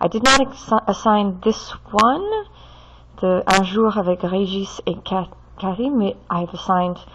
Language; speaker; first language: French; non-native, fluent; English